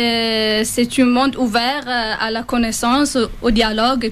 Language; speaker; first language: French; non-native, fluent; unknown